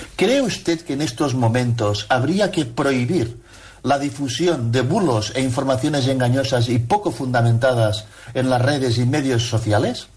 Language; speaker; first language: Spanish; non-native, local second language; Catalan